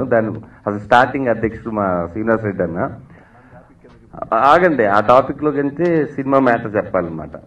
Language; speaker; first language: Telugu; native; Telugu